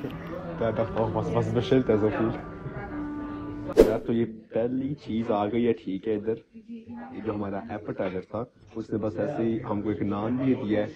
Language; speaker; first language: German; non-native, learner; Urdu